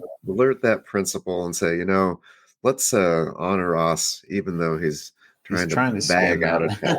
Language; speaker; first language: English; native; English